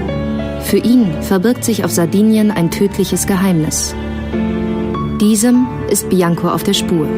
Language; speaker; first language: German; native; German